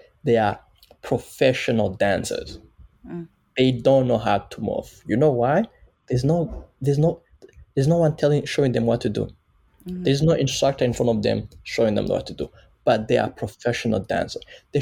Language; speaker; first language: English; non-native, local second language; Kinyarwanda